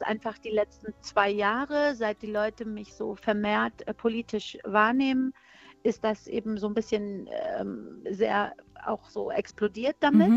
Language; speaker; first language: German; early bilingual, other home language; Persian